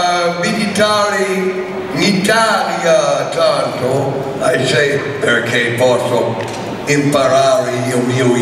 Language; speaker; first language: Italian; non-native, learner; English